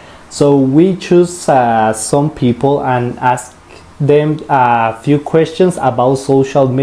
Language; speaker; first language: English; non-native, learner; Spanish